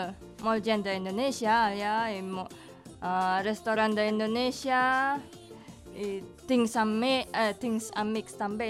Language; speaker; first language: Catalan; non-native, learner; Indonesian